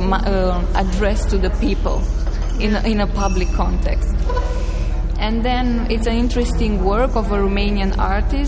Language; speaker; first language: English; non-native, fluent; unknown